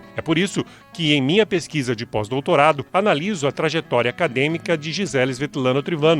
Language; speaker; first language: Portuguese; native; Portuguese